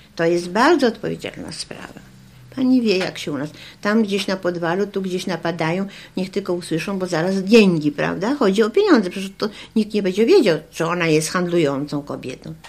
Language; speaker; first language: Polish; native; Polish